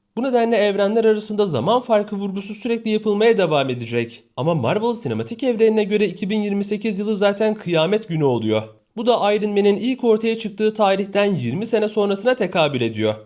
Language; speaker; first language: Turkish; native; Turkish